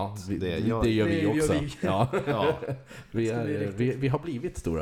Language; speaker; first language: Swedish; native; Swedish